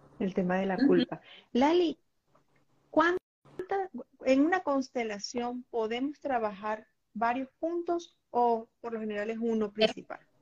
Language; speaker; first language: Spanish; native; Spanish